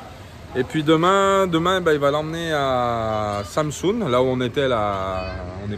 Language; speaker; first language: French; native; French